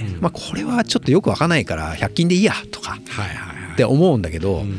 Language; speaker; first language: Japanese; native; Japanese